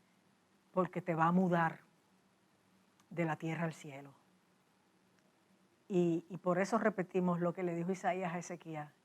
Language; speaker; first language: Spanish; native; Spanish